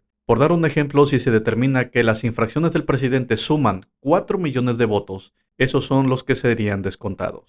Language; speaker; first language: Spanish; native; Spanish